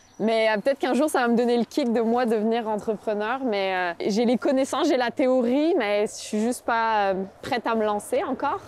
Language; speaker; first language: French; early bilingual, other home language; Polish